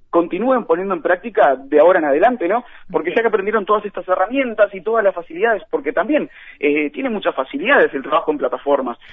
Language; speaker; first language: Spanish; native; Spanish